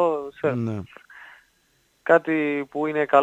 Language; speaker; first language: Greek; non-native, fluent; Spanish